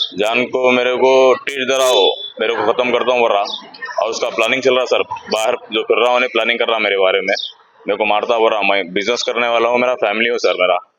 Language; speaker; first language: Hindi; non-native, local second language; Urdu